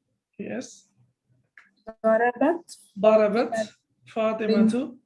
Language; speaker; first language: Arabic; non-native, fluent; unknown